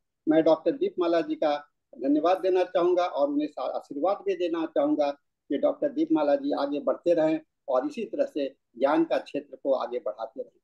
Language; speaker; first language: Hindi; native; Hindi